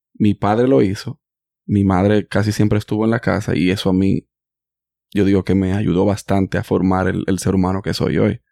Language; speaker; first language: Spanish; native; Spanish